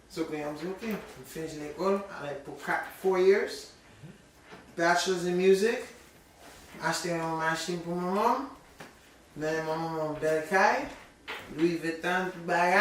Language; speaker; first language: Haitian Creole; early bilingual, heritage; English